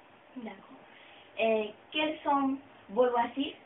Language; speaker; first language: French; non-native, learner; Spanish